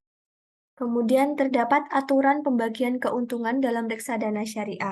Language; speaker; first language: Indonesian; native; Indonesian